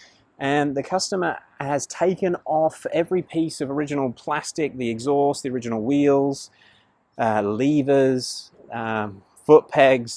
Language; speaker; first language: English; native; English